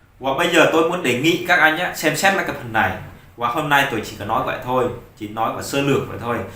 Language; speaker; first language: Vietnamese; non-native, local second language; Jarai